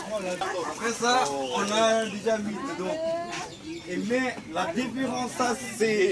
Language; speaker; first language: French; non-native, learner; Burmese